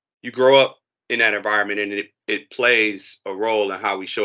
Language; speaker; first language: English; native; English